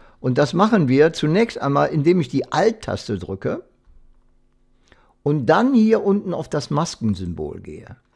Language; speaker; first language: German; native; German